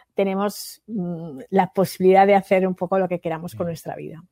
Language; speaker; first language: Spanish; native; Spanish